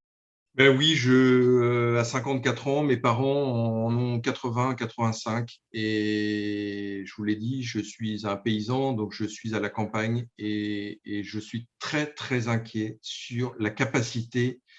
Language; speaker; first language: French; native; French